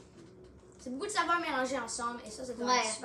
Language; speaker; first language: French; non-native, local second language; English